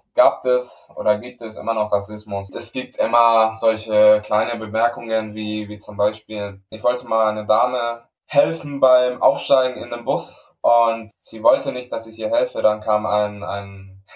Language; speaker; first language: German; non-native, fluent; Spanish